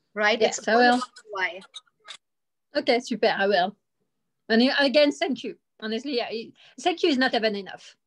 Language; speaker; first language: English; early bilingual, other home language; Arabic